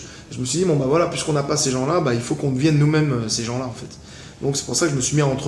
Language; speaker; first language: French; native; French